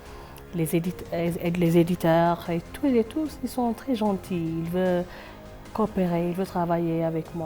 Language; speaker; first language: French; non-native, fluent; Amharic